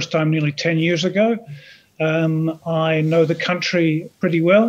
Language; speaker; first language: English; native; English